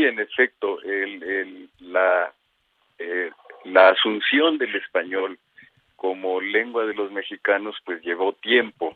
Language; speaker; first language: Spanish; native; Spanish